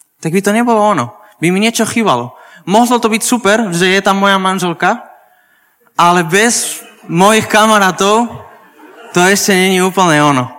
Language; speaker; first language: Slovak; non-native, fluent; Spanish